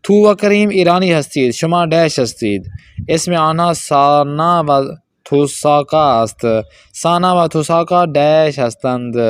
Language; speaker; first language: Persian; non-native, fluent; Urdu